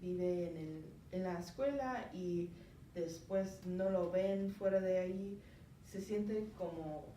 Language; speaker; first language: Spanish; non-native, learner; English